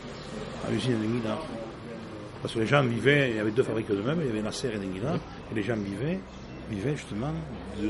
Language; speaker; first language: French; native; French